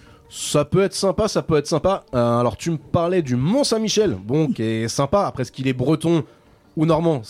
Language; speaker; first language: French; native; French